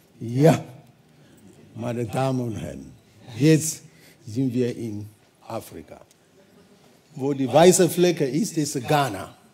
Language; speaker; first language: German; non-native, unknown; Ewe